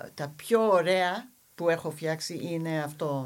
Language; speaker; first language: Greek; non-native, fluent; English